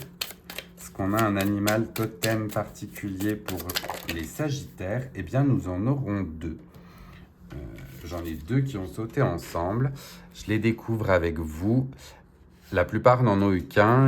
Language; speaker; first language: French; native; French